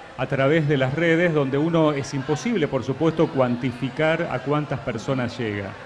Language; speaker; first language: Spanish; native; Spanish